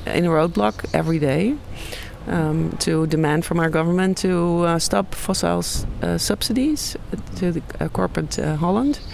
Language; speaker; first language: English; non-native, fluent; Dutch